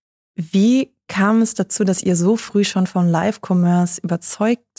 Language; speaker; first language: German; native; German